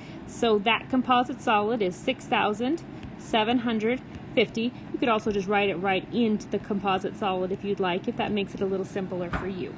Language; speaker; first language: English; native; English